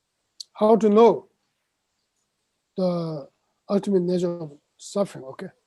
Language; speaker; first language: English; non-native, fluent; Tibetan